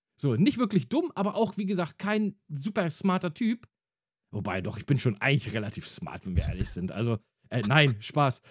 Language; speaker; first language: German; native; German